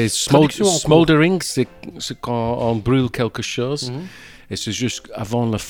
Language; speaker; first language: French; non-native, fluent; English